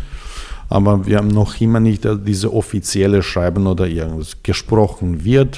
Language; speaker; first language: German; non-native, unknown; Serbian